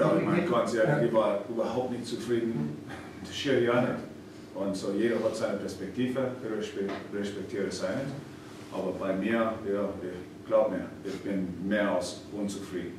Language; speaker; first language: German; non-native, fluent; English